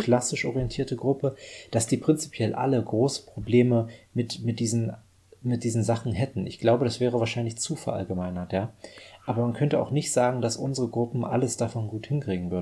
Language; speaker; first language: German; native; German